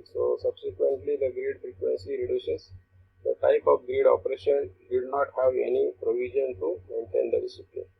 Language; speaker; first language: English; non-native, local second language; Marathi